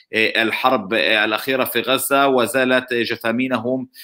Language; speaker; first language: Arabic; non-native, fluent; Hebrew